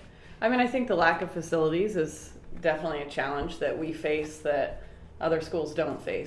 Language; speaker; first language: English; native; English